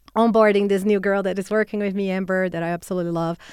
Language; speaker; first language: English; non-native, fluent; Portuguese